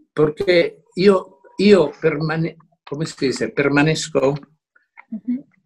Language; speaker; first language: Spanish; non-native, fluent; Italian